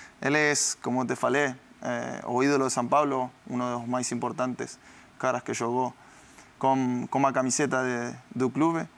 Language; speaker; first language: Portuguese; non-native, learner; Spanish